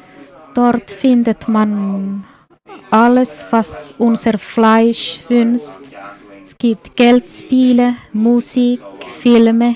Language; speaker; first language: German; non-native, fluent; Swedish